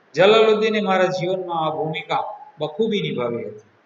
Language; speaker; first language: Hindi; non-native, local second language; Gujarati